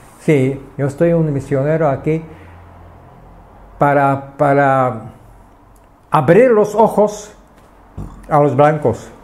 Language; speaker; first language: Spanish; non-native, fluent; Czech